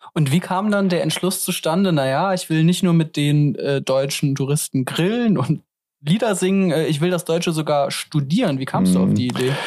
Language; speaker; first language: German; native; German